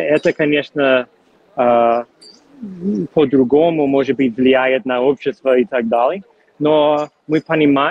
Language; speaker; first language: Russian; non-native, fluent; English